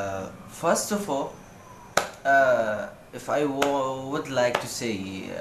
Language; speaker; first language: English; non-native, fluent; Arabic